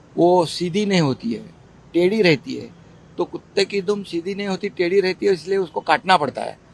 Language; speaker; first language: Hindi; non-native, local second language; Marathi